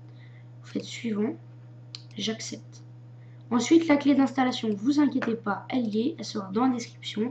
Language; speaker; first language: French; native; French